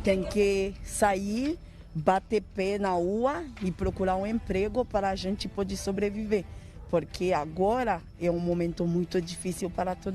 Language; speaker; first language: Portuguese; non-native, learner; Haitian Creole